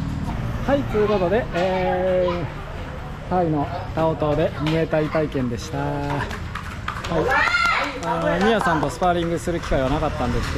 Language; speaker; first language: Japanese; native; Japanese